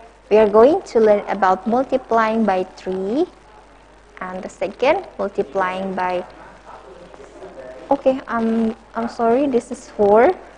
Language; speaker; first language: English; non-native, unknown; Indonesian